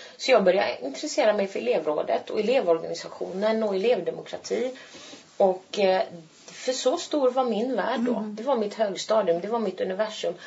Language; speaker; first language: Swedish; early bilingual, other home language; Turkish